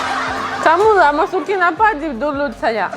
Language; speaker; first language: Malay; non-native, learner; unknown